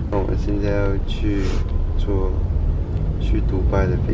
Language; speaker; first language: Chinese; non-native, learner; Cantonese